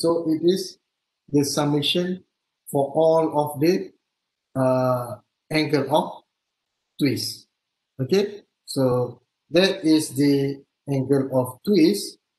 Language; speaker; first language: English; non-native, local second language; Malay